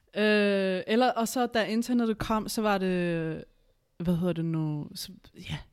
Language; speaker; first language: Danish; early bilingual, other home language; Spanish